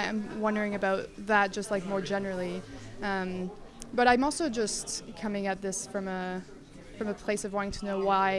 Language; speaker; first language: English; non-native, fluent; Spanish